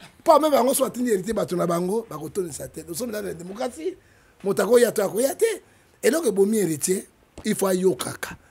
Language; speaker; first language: Lingala; native; Lingala